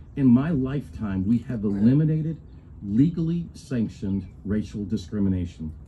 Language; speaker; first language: English; native; English